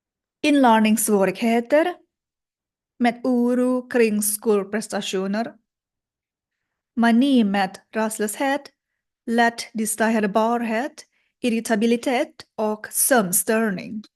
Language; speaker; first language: Swedish; non-native, learner; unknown